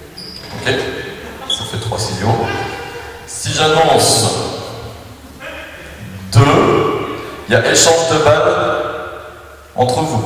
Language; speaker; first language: French; native; French